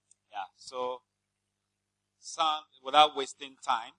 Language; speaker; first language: English; non-native, local second language; Akan